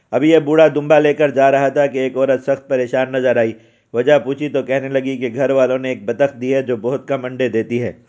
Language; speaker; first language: Urdu; native; Urdu